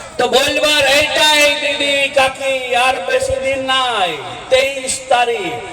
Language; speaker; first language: Bangla; non-native, local second language; Hindi